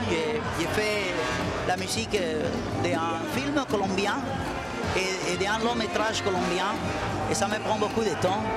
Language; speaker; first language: French; non-native, fluent; Spanish